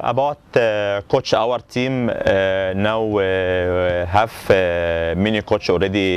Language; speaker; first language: English; non-native, learner; Arabic